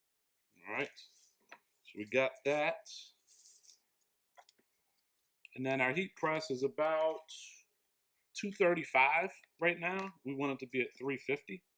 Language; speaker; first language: English; native; English